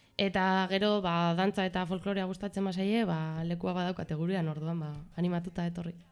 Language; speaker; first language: Basque; non-native, local second language; Spanish